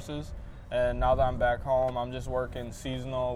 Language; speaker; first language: English; native; English